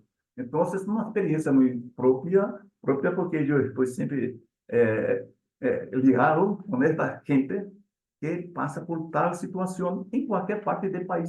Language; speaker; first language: Spanish; non-native, learner; Portuguese